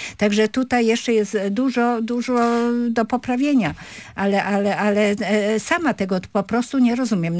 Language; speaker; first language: Polish; native; Polish